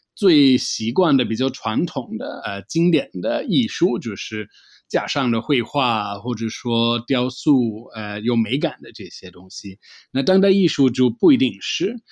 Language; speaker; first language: Chinese; non-native, fluent; English